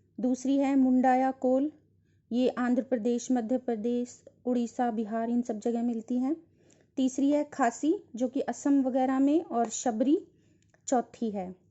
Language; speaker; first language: Hindi; native; Hindi